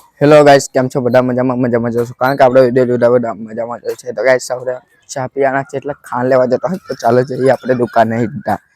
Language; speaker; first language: Gujarati; native; Gujarati